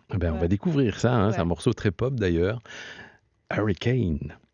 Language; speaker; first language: French; native; French